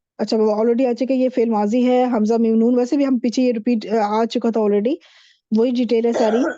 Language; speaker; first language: Urdu; native; Urdu